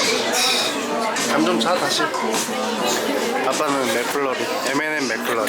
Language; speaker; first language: Korean; native; Korean